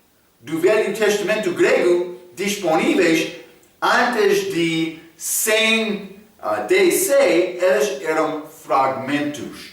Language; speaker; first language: Portuguese; non-native, fluent; English